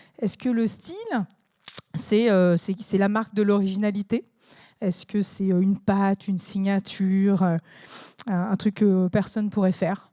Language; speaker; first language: French; native; French